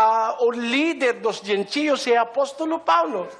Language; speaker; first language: Portuguese; non-native, learner; Filipino